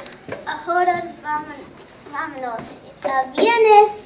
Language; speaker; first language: Spanish; non-native, learner; English